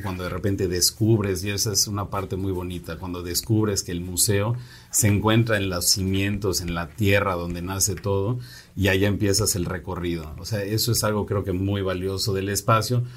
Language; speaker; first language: Spanish; native; Spanish